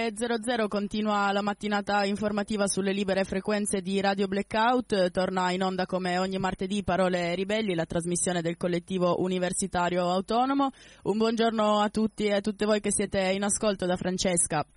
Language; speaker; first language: Italian; native; Italian